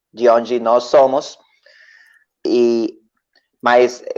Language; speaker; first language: Portuguese; non-native, learner; Spanish